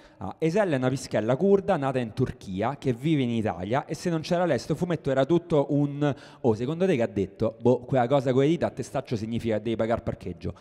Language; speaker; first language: Italian; native; Italian